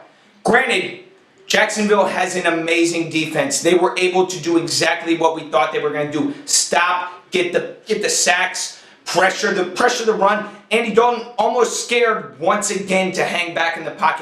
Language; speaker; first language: English; native; English